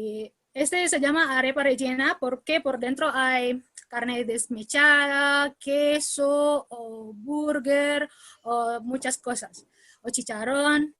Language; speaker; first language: Spanish; non-native, learner; Indonesian